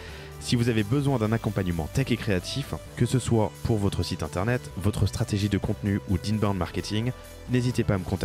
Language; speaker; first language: French; native; French